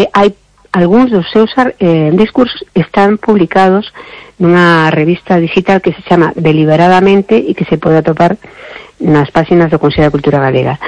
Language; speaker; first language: Galician; non-native, local second language; Spanish